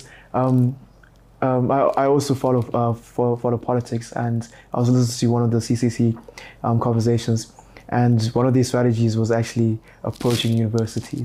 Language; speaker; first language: English; non-native, local second language; Shona